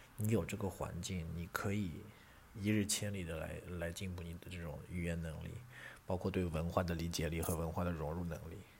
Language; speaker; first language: Chinese; native; Chinese